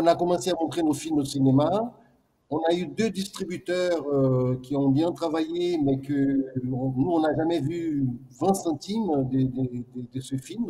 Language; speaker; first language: French; non-native, fluent; Portuguese